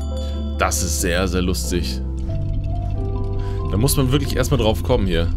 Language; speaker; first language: German; native; German